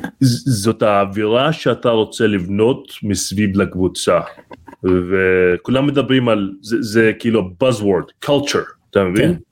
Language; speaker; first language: Hebrew; non-native, local second language; Arabic